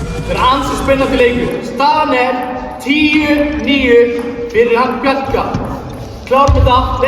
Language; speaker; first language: Icelandic; non-native, local second language; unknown